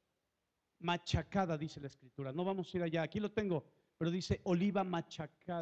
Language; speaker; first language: Spanish; native; Spanish